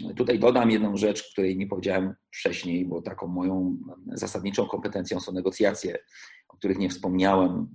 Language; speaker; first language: Polish; early bilingual, heritage; Polish